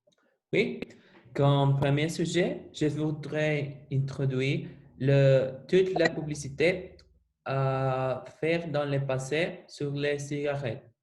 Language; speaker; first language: French; non-native, learner; Spanish